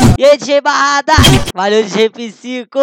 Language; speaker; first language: Portuguese; native; Portuguese